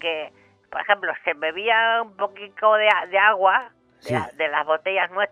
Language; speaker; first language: Spanish; native; Spanish